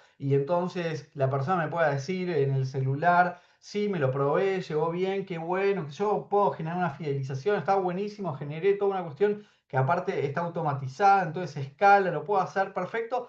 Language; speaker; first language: Spanish; native; Spanish